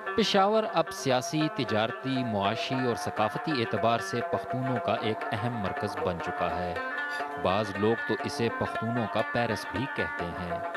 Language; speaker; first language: Urdu; non-native, local second language; Pashto